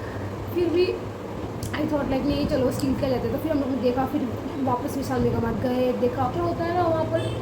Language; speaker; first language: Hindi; non-native, local second language; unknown